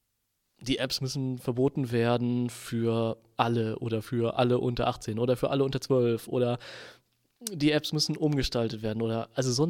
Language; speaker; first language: German; native; German